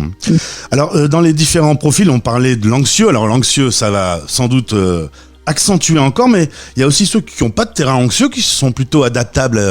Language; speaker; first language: French; native; French